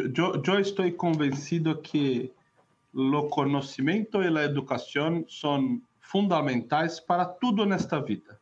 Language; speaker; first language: Spanish; non-native, learner; Portuguese